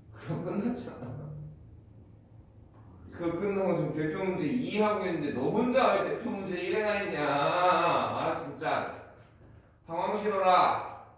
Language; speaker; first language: Korean; native; Korean